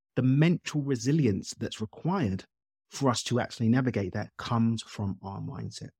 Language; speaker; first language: English; native; English